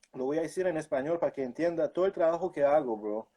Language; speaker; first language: Spanish; early bilingual, heritage; Spanish